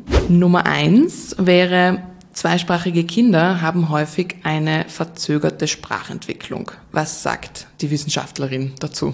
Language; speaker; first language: German; native; German